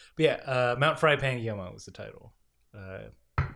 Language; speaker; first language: English; native; English